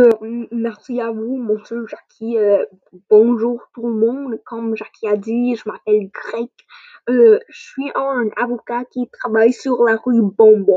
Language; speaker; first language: French; non-native, learner; English